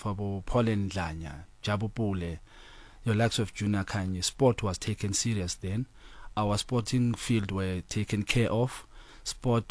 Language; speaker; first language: English; non-native, local second language; Zulu